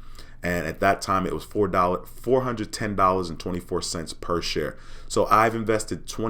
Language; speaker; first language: English; native; English